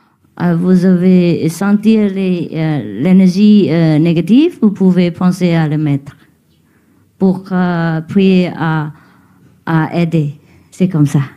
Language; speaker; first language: French; non-native, learner; Vietnamese